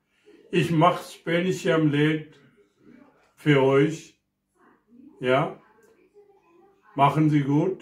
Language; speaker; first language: German; non-native, learner; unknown